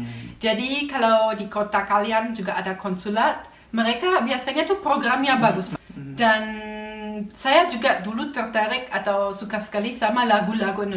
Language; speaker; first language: Indonesian; non-native, fluent; German